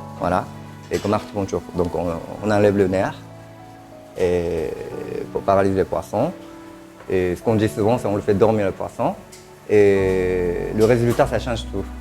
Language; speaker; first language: French; non-native, fluent; Japanese